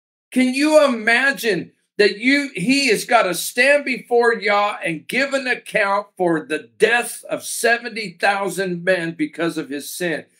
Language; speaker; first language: English; native; English